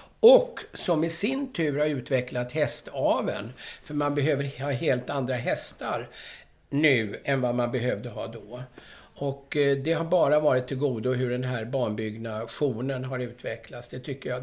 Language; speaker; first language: Swedish; native; Swedish